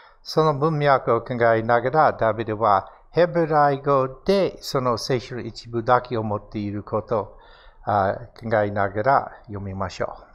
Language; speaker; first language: Japanese; non-native, fluent; English